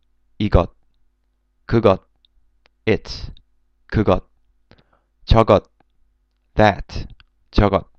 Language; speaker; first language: Korean; non-native, fluent; English